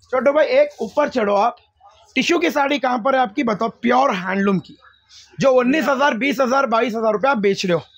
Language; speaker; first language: Hindi; non-native, local second language; Telugu